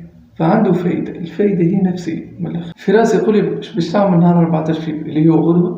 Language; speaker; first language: Arabic; native; Arabic